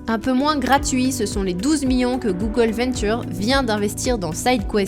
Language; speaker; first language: French; native; French